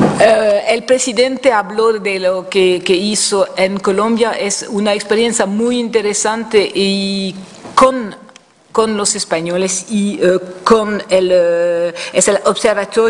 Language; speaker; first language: Spanish; non-native, fluent; French